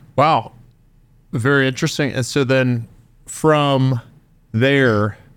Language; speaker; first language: English; native; English